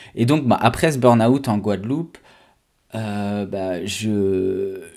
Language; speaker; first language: French; native; French